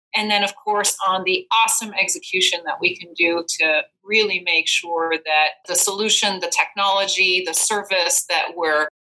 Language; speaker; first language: English; non-native, fluent; Dutch